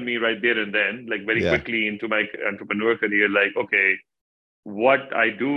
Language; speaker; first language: English; non-native, local second language; Urdu